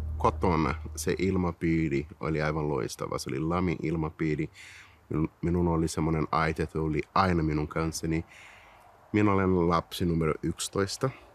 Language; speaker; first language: Finnish; non-native, learner; Portuguese